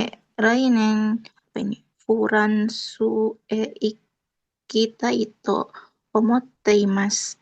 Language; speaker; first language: Japanese; non-native, learner; Indonesian